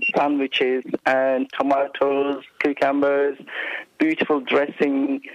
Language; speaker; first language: English; non-native, fluent; Turkish